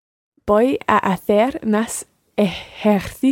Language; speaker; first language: Spanish; non-native, learner; English